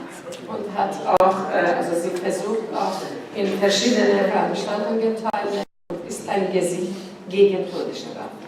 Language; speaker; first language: German; non-native, learner; Persian